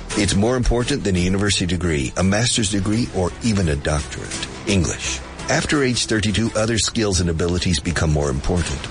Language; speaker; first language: English; native; English